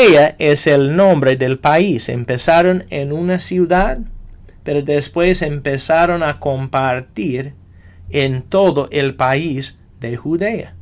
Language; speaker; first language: Spanish; non-native, fluent; English